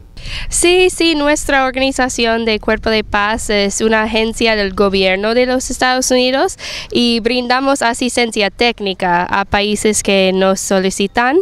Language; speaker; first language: Spanish; non-native, fluent; English